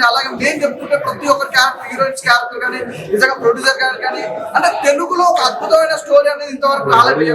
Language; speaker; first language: Telugu; native; Telugu